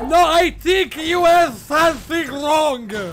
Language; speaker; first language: English; non-native, learner; Italian